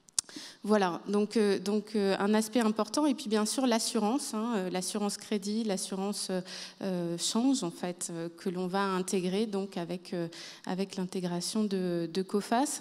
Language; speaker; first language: French; native; French